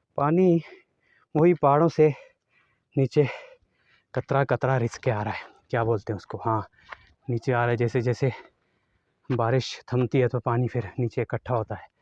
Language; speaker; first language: Urdu; non-native, local second language; Northern Hindko